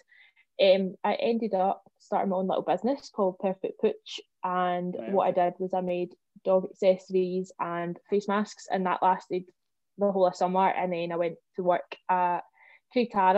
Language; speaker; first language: English; native; English